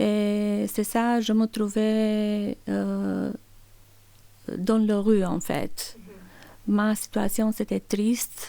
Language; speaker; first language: French; non-native, learner; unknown